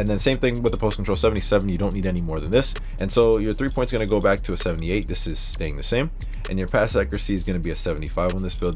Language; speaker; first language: English; native; English